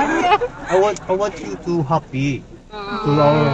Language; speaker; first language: English; non-native, local second language; Filipino